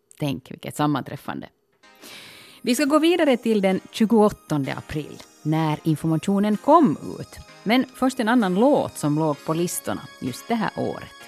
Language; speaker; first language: Swedish; native; Swedish